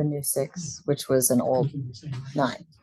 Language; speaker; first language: English; native; English